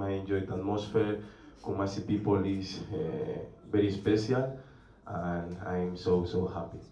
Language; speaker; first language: English; non-native, learner; Spanish